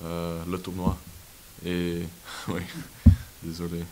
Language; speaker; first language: French; non-native, local second language; Dutch